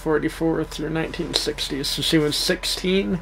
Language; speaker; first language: English; native; English